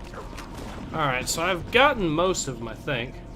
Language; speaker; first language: English; native; English